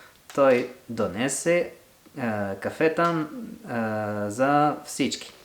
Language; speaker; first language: Bulgarian; non-native, learner; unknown